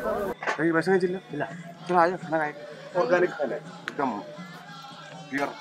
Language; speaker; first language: Hindi; non-native, local second language; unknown